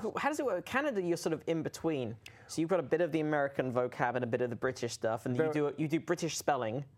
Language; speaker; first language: English; native; English